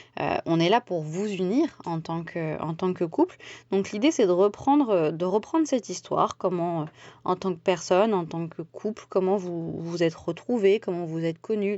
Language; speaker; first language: French; native; French